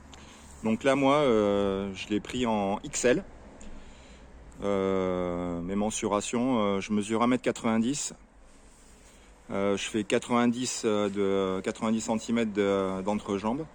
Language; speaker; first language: French; native; French